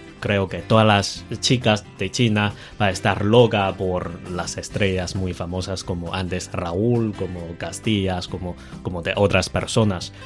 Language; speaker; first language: Spanish; non-native, fluent; Chinese